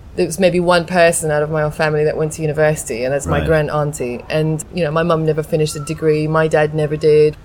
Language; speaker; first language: English; non-native, fluent; Slovak